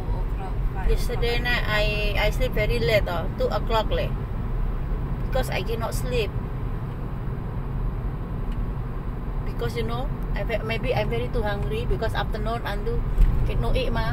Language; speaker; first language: English; non-native, learner; Thai